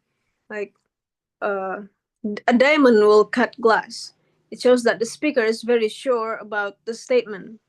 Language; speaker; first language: English; non-native, learner; Indonesian